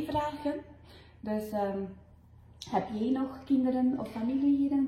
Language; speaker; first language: Dutch; non-native, fluent; Tibetan